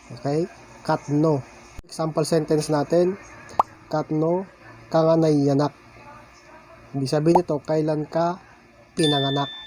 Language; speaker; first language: Filipino; non-native, local second language; Iloko